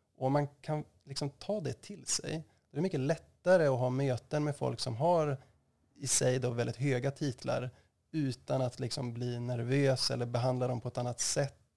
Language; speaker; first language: Swedish; native; Swedish